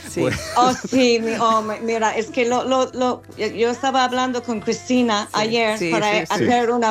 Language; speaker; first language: Spanish; non-native, learner; English